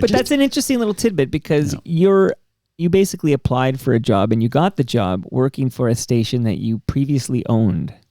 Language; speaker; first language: English; native; English